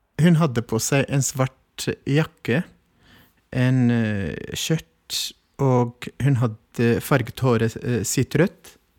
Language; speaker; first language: Norwegian; non-native, fluent; Arabic